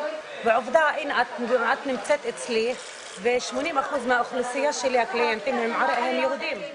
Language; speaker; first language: Hebrew; non-native, local second language; Arabic